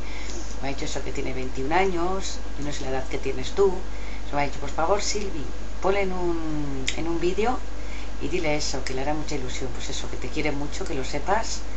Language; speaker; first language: Spanish; native; Spanish